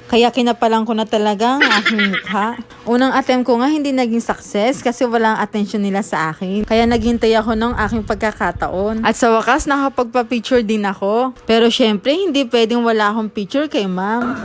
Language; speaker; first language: Filipino; native; Filipino